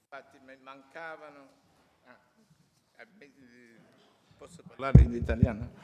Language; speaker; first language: Italian; non-native, fluent; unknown